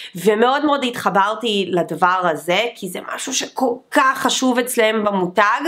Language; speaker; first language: Hebrew; non-native, fluent; English